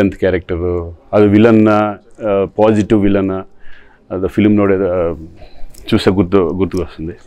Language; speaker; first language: Tamil; non-native, local second language; Telugu